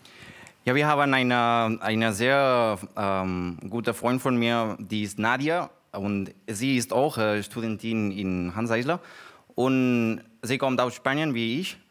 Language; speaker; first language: German; non-native, learner; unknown